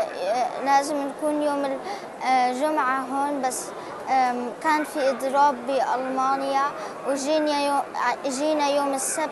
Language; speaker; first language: Arabic; early bilingual, heritage; Arabic